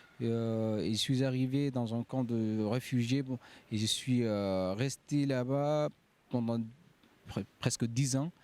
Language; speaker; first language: French; non-native, fluent; Arabic